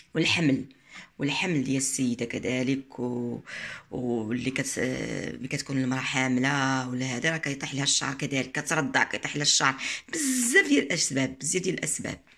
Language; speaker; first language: Arabic; native; Arabic